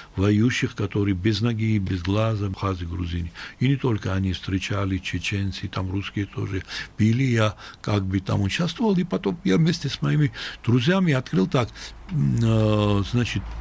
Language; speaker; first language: Russian; non-native, local second language; Georgian